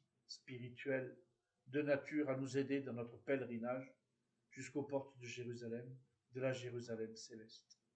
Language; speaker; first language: French; native; French